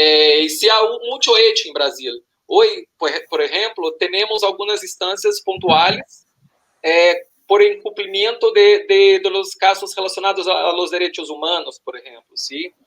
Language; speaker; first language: Spanish; non-native, learner; Portuguese